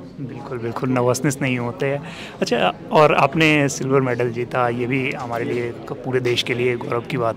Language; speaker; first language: Hindi; native; Hindi